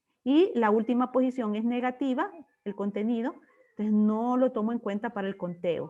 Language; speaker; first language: Spanish; native; Spanish